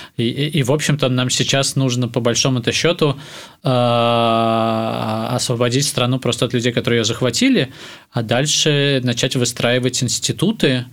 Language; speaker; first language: Russian; native; Russian